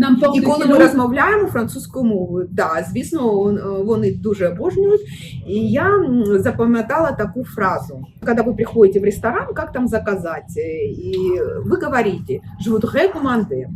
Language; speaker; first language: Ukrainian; non-native, local second language; Russian